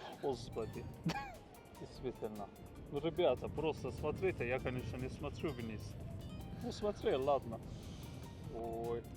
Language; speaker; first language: Russian; non-native, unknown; Persian